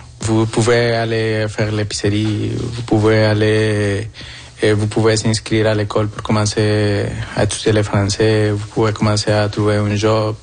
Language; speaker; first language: French; non-native, fluent; Spanish